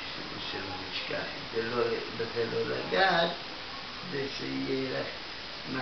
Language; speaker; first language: Hebrew; non-native, fluent; Russian